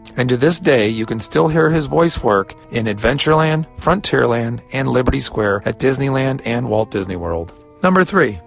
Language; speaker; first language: English; native; English